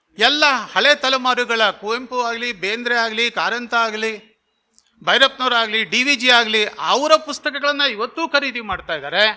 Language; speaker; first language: Kannada; native; Kannada